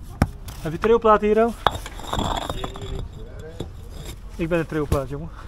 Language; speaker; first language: Dutch; native; Dutch